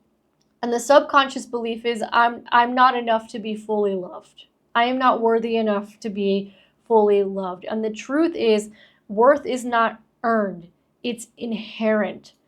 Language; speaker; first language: English; native; English